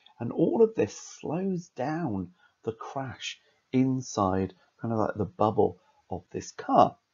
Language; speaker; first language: English; native; English